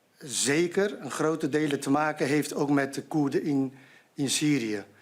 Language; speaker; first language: Dutch; non-native, fluent; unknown